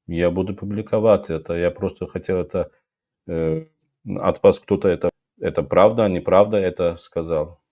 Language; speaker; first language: Russian; non-native, local second language; Azerbaijani